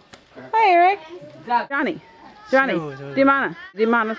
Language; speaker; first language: Indonesian; non-native, learner; English